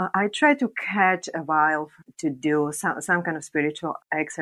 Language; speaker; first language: English; non-native, fluent; Slovak